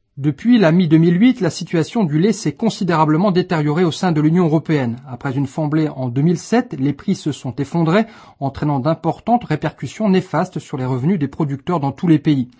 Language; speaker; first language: French; native; French